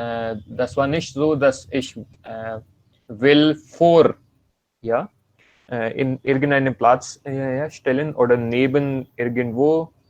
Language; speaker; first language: German; non-native, learner; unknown